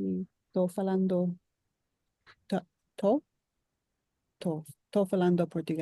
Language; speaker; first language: Portuguese; non-native, learner; English